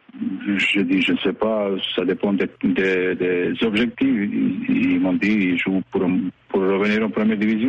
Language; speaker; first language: French; non-native, fluent; Bosnian